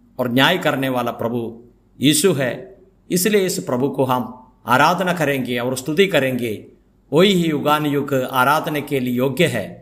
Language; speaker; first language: Hindi; non-native, local second language; Malayalam